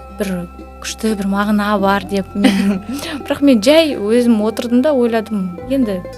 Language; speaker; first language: Kazakh; non-native, local second language; Russian